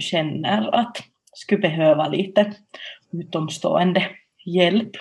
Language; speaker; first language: Swedish; non-native, local second language; Finnish